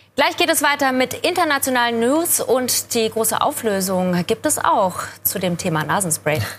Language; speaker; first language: German; native; German